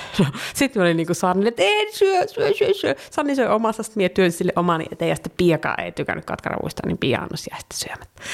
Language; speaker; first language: Finnish; early bilingual, heritage; Finnish